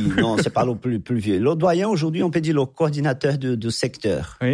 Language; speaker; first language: French; non-native, fluent; Portuguese